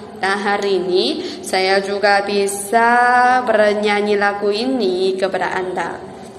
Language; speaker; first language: Indonesian; non-native, learner; Chinese